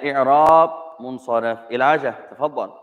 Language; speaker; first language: Arabic; non-native, fluent; English